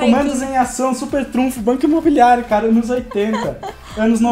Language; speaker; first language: Portuguese; native; Portuguese